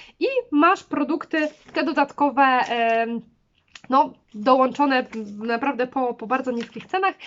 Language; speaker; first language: Polish; native; Polish